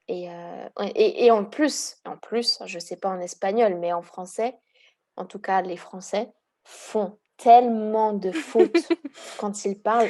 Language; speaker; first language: French; early bilingual, heritage; Hungarian